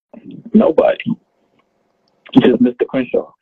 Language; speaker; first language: English; native; English